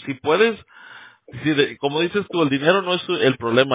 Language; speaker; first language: Spanish; early bilingual, heritage; Spanish